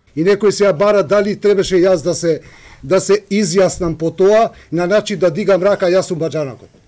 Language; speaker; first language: Macedonian; non-native, local second language; Albanian